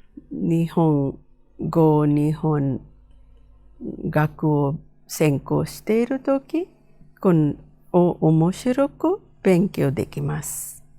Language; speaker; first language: Japanese; non-native, fluent; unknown